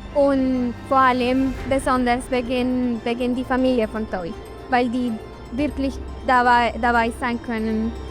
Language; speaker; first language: German; non-native, fluent; Spanish